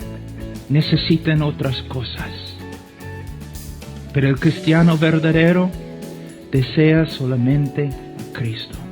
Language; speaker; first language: Spanish; non-native, fluent; English